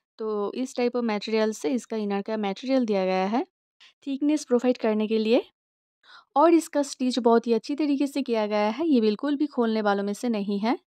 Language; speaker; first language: Hindi; non-native, local second language; Bangla